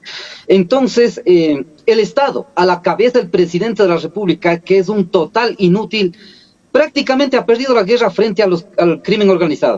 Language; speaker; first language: Spanish; native; Spanish